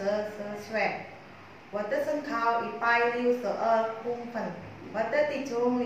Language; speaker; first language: Chinese; non-native, learner; Indonesian